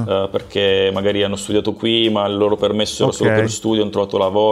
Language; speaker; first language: Italian; native; Italian